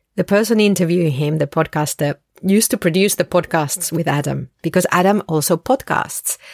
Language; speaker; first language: English; early bilingual, other home language; Spanish